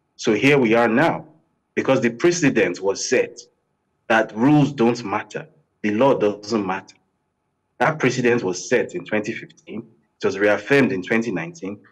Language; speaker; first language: English; non-native, local second language; Yoruba